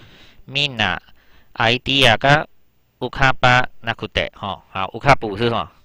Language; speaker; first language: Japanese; non-native, fluent; Chinese